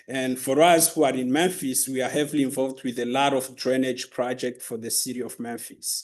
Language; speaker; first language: English; non-native, local second language; Kinyarwanda